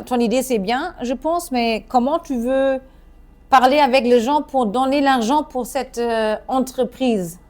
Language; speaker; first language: French; non-native, fluent; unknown